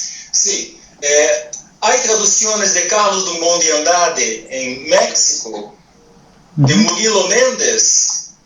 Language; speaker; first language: Spanish; non-native, learner; Portuguese